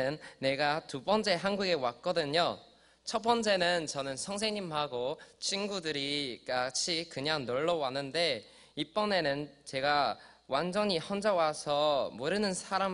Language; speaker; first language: Korean; non-native, learner; Chinese